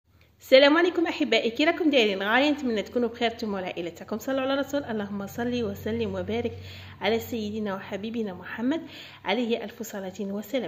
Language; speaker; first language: Arabic; native; Arabic